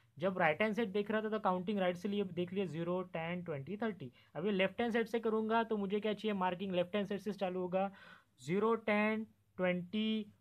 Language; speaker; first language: Hindi; non-native, local second language; Marathi